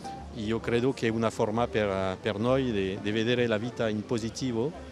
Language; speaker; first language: Italian; non-native, fluent; French